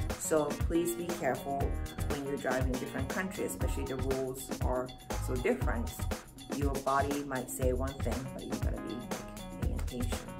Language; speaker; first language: English; non-native, fluent; Japanese